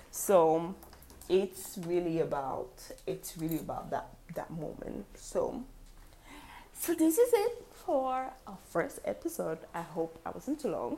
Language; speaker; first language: English; non-native, local second language; French